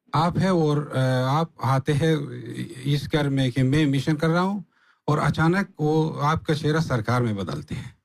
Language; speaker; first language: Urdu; non-native, learner; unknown